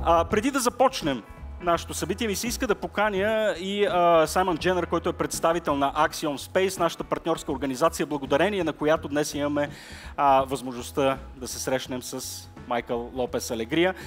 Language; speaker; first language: Bulgarian; native; Bulgarian